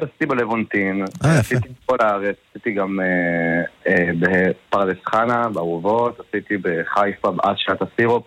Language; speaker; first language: Hebrew; native; Hebrew